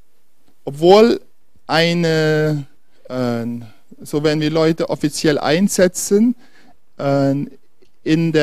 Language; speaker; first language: German; non-native, fluent; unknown